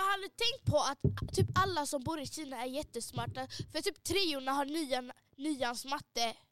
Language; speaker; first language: Swedish; early bilingual, other home language; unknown